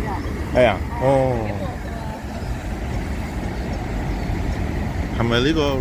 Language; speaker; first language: Cantonese; native; Cantonese